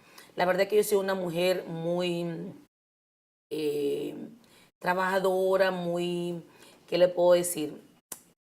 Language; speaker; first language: Spanish; native; Spanish